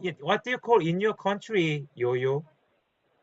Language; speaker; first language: English; non-native, learner; Korean